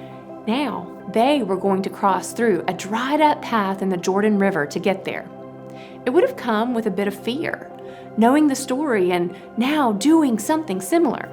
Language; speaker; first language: English; native; English